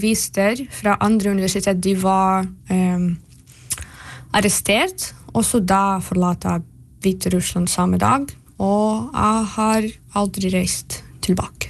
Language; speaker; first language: Norwegian; non-native, fluent; Russian